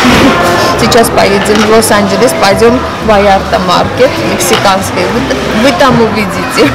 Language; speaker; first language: Russian; non-native, fluent; Armenian